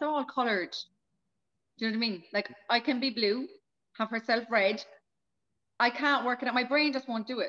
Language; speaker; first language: English; native; English